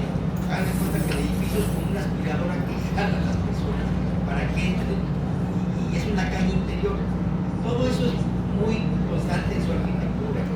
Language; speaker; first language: Spanish; native; Spanish